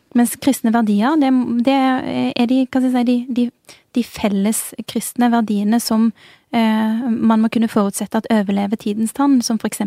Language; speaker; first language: Norwegian; early bilingual, other home language; Urdu